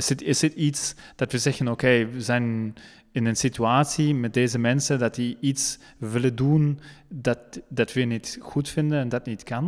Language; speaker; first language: Dutch; non-native, local second language; French